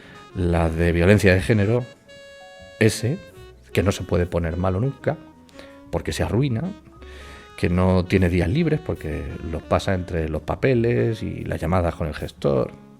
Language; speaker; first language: Spanish; native; Spanish